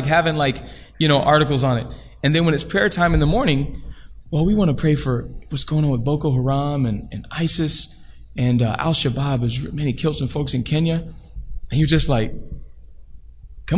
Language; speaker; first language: English; native; English